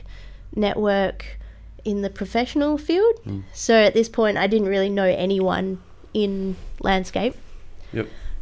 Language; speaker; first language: English; native; English